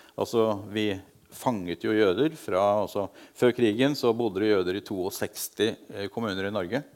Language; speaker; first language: Norwegian; non-native, fluent; Hungarian